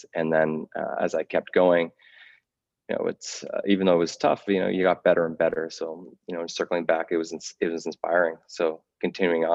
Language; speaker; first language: English; native; English